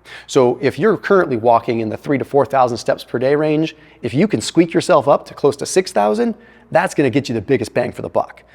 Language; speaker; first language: English; native; English